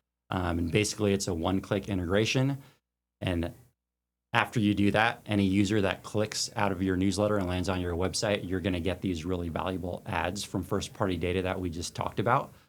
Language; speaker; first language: English; native; English